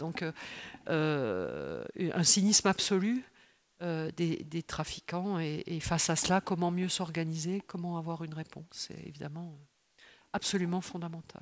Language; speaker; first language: French; native; French